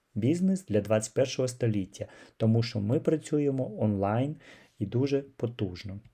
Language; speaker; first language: Ukrainian; non-native, local second language; Russian